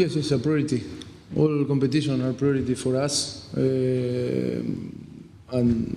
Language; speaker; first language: English; non-native, fluent; Spanish